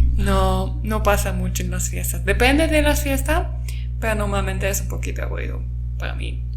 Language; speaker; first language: Spanish; non-native, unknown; German